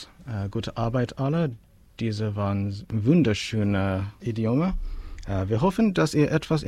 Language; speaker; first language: German; non-native, fluent; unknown